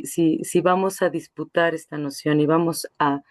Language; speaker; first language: Spanish; native; Spanish